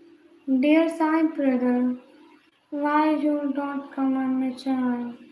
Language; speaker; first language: English; non-native, learner; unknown